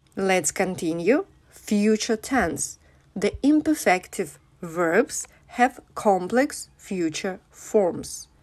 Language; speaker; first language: English; non-native, fluent; Russian